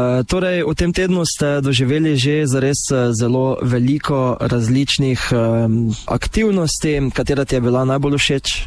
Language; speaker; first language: Slovenian; native; Slovenian